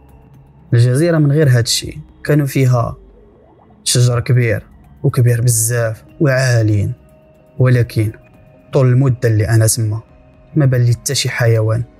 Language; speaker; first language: Arabic; native; Arabic